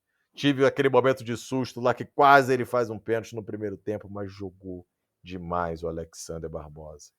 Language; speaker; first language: Portuguese; native; Portuguese